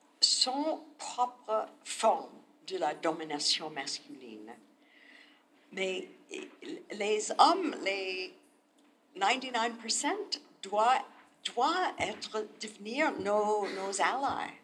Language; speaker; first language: French; non-native, learner; English